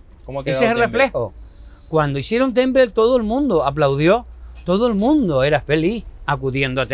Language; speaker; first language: Spanish; native; Spanish